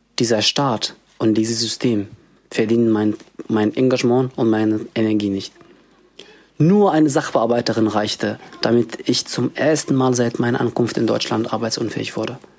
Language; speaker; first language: German; non-native, fluent; Arabic